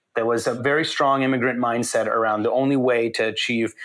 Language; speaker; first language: English; native; English